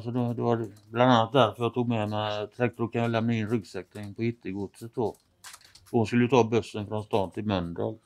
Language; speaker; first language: Swedish; native; Swedish